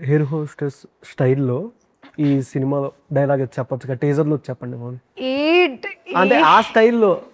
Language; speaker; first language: Telugu; native; Telugu